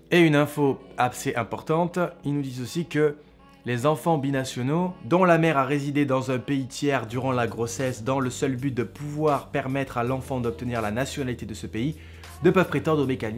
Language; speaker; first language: French; native; French